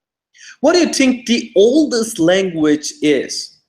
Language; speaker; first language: English; non-native, fluent; Turkish